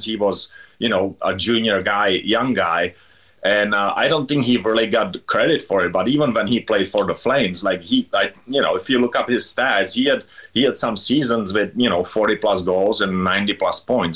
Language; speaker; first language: English; non-native, fluent; Czech